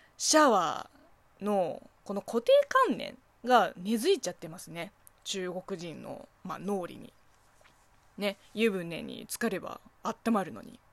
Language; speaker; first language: Japanese; non-native, fluent; Chinese